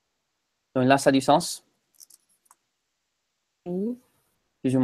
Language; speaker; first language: French; non-native, fluent; English